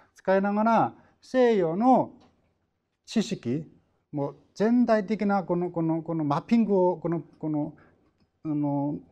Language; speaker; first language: Japanese; non-native, fluent; Chinese